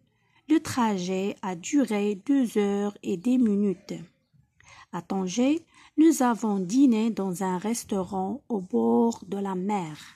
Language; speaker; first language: French; non-native, local second language; Arabic